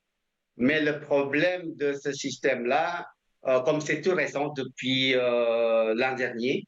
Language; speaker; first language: French; non-native, fluent; Indonesian